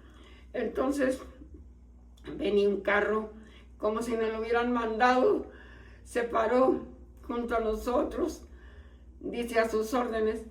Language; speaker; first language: Spanish; native; Spanish